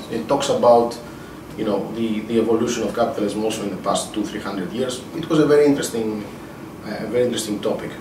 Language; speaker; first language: English; non-native, fluent; Greek